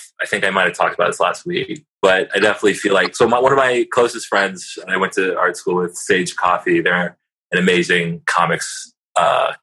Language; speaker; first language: English; native; English